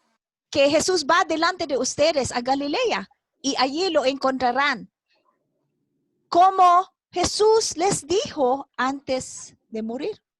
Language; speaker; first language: Spanish; non-native, fluent; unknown